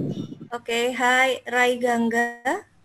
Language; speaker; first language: English; non-native, fluent; Indonesian